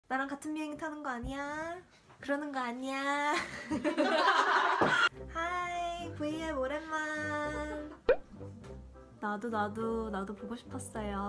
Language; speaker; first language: Korean; early bilingual, heritage; Korean